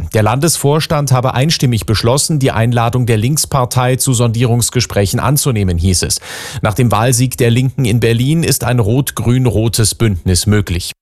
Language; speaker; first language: German; native; German